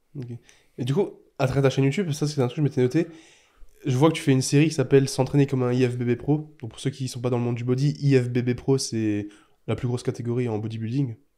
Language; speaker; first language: French; native; French